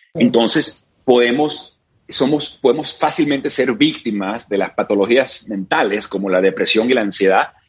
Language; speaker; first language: Spanish; native; Spanish